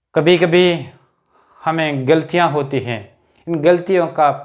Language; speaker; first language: Hindi; non-native, local second language; Malayalam